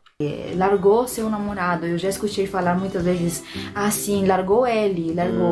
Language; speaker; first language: Portuguese; non-native, fluent; Spanish